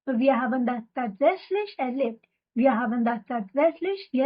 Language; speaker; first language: German; non-native, fluent; Hindi